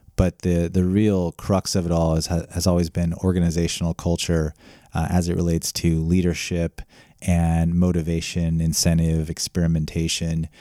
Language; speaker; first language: English; native; English